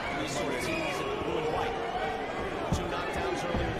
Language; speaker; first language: English; native; English